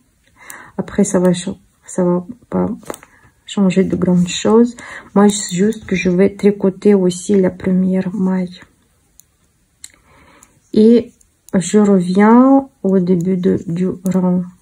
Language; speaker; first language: French; non-native, fluent; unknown